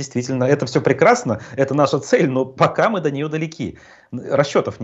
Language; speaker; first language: Russian; native; Russian